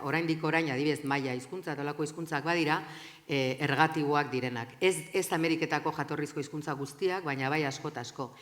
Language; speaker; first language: Basque; native; Basque